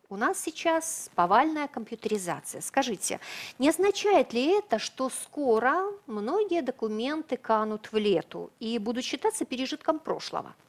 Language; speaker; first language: Russian; native; Russian